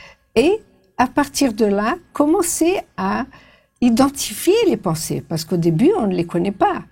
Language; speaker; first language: French; non-native, fluent; Portuguese